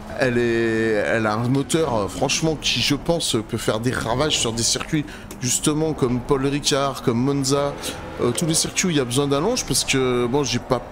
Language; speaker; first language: French; native; French